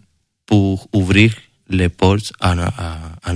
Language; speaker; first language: French; non-native, learner; Spanish